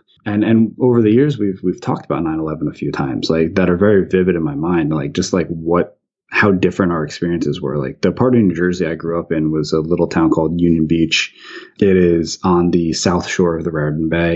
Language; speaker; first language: English; native; English